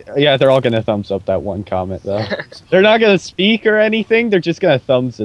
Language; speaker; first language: English; native; English